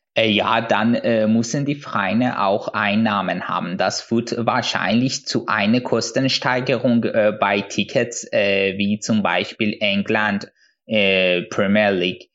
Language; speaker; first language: German; non-native, fluent; Persian